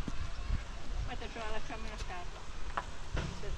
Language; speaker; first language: Italian; native; Italian